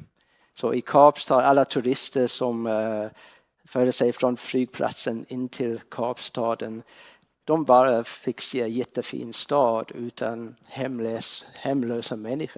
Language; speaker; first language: Swedish; non-native, fluent; English